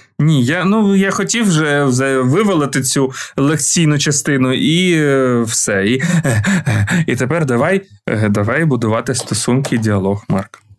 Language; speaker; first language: Ukrainian; non-native, local second language; Russian